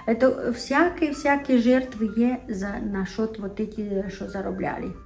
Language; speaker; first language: Ukrainian; non-native, local second language; Romanian